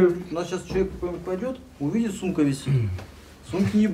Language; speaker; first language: Russian; native; Russian